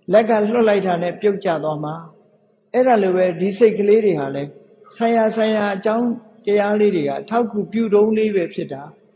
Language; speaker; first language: Burmese; native; Burmese